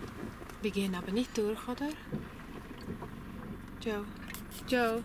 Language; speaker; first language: German; non-native, learner; Swedish